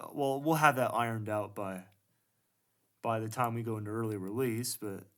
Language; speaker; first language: English; native; English